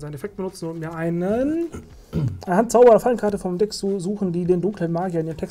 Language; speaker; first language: German; native; German